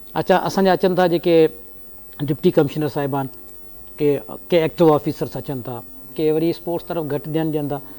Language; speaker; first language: Sindhi; native; Sindhi